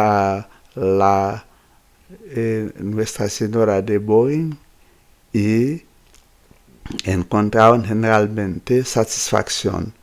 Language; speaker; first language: Spanish; non-native, fluent; Haitian Creole